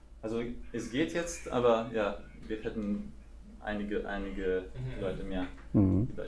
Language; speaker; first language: German; non-native, fluent; Latvian